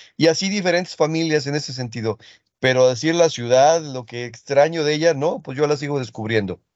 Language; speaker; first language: Spanish; early bilingual, other home language; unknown